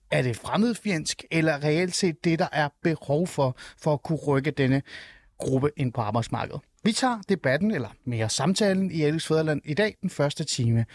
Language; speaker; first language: Danish; early bilingual, other home language; Somali